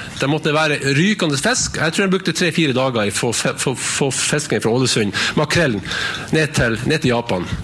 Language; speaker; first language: Norwegian; native; Norwegian